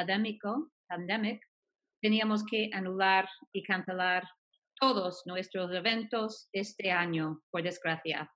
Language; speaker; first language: Spanish; non-native, fluent; English